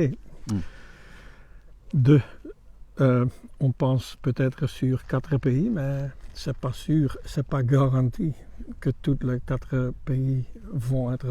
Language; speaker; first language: French; non-native, learner; Dutch